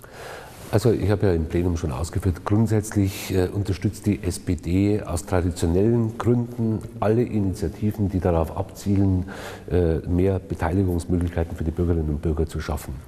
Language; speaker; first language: German; native; German